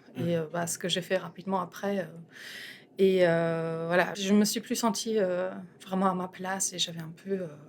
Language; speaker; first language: French; non-native, fluent; German